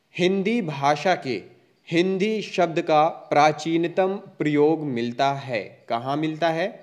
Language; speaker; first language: Hindi; native; Hindi